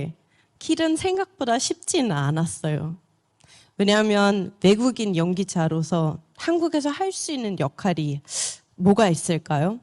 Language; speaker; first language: Korean; non-native, fluent; German